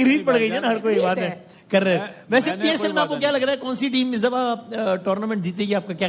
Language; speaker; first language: Urdu; native; Urdu